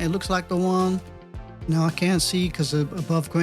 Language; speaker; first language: English; native; English